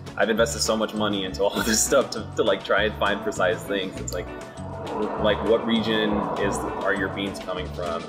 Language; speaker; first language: English; native; English